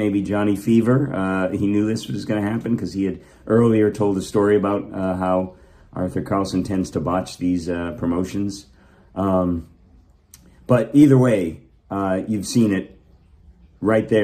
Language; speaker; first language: English; native; English